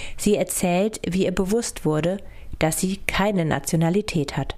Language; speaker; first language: German; native; German